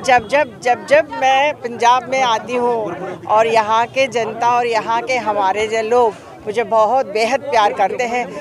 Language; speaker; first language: Hindi; non-native, local second language; Telugu